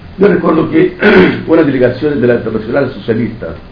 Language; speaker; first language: Italian; non-native, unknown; Arabic